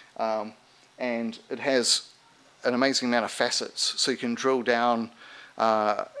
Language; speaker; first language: English; native; English